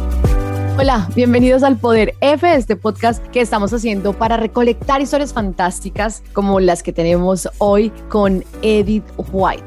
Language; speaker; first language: Spanish; native; Spanish